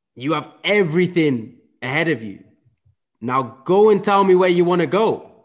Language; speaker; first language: English; native; English